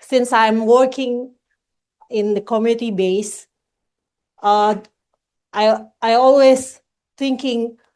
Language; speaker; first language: English; non-native, local second language; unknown